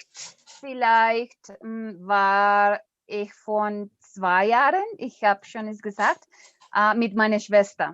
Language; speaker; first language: German; non-native, learner; Spanish